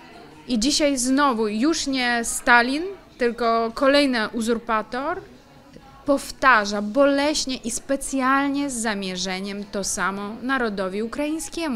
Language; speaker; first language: Polish; non-native, fluent; Ukrainian